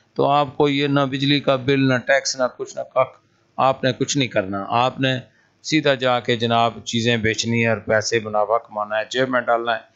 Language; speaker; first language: Urdu; non-native, local second language; Punjabi